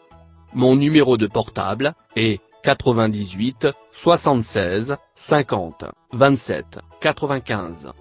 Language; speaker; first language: French; non-native, learner; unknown